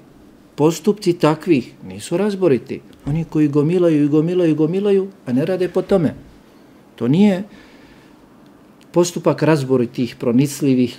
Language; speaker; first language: Serbian; native; Serbian